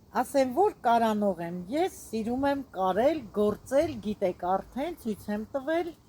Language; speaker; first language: Armenian; native; Armenian